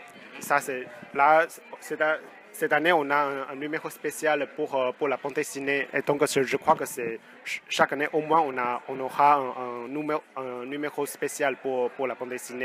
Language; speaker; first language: French; non-native, fluent; Chinese